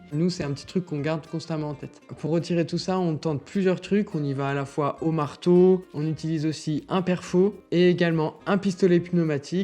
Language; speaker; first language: French; native; French